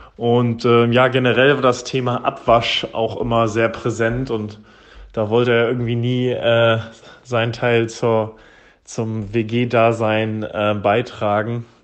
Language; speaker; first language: German; native; German